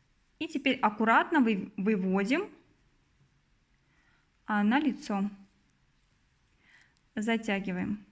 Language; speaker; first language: Russian; native; Russian